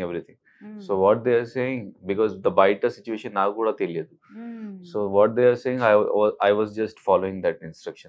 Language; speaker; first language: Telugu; non-native, local second language; Hindi